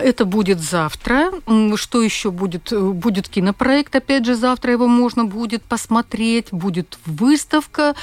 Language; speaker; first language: Russian; native; Russian